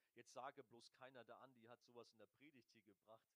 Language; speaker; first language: German; native; German